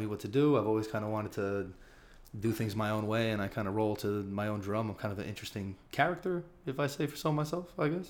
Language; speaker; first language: English; native; English